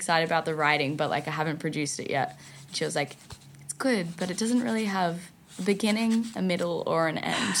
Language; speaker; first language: English; native; English